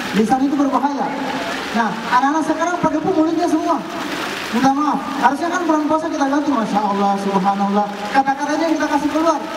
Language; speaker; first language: Indonesian; non-native, local second language; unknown